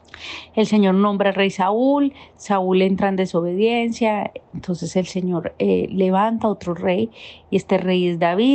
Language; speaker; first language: Spanish; native; Spanish